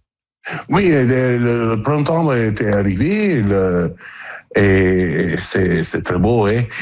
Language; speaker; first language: French; non-native, learner; Italian